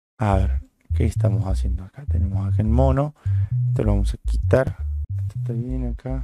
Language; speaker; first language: Spanish; native; Spanish